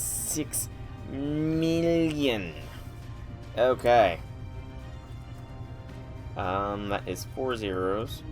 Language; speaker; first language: English; native; English